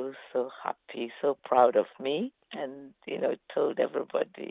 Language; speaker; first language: English; non-native, local second language; Igbo